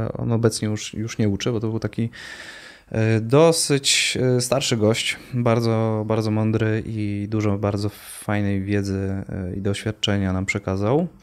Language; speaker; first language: Polish; native; Polish